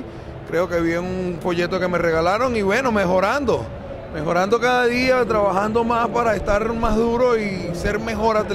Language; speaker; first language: Spanish; native; Spanish